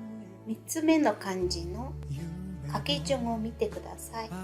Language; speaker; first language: Japanese; non-native, fluent; Mongolian